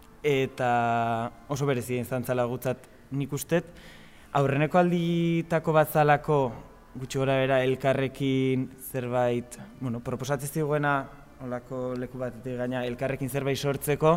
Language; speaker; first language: Basque; native; Basque